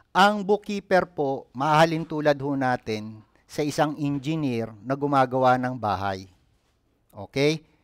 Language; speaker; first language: Filipino; native; Filipino